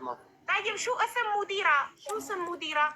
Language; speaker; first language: Arabic; non-native, learner; Amharic